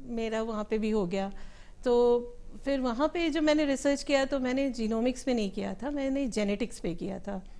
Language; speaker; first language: Hindi; native; Hindi